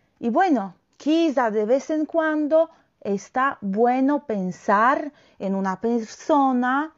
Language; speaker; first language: Spanish; non-native, fluent; Polish